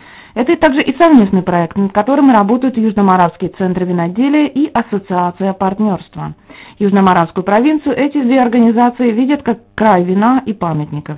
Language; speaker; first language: Russian; native; Russian